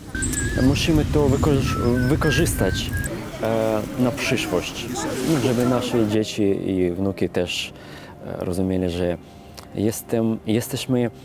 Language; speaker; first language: Polish; non-native, fluent; Ukrainian